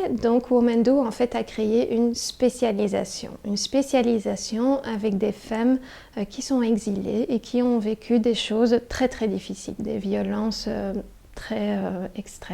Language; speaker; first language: French; native; French